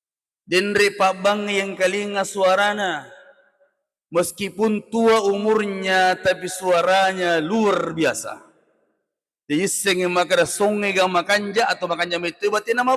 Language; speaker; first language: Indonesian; non-native, local second language; Buginese